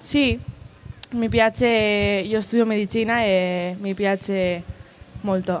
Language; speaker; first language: Italian; non-native, learner; Spanish